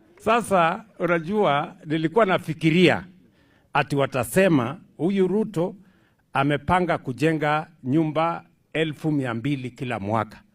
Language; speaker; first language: Swahili; non-native, local second language; Kalenjin